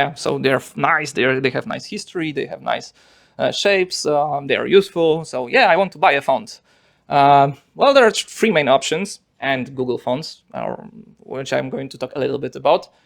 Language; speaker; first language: English; non-native, fluent; Polish